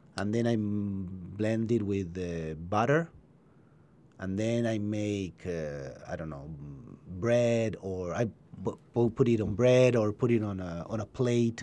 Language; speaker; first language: English; non-native, learner; Spanish